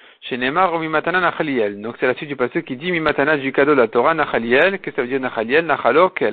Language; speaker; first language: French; native; French